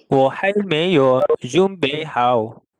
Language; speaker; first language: Chinese; non-native, learner; Malay